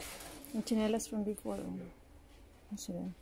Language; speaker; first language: Norwegian; non-native, learner; Cebuano